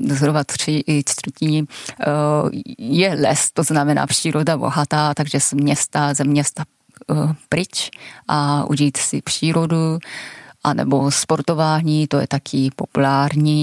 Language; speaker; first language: Czech; non-native, fluent; Japanese